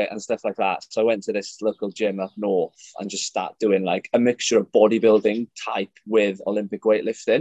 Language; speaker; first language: English; native; English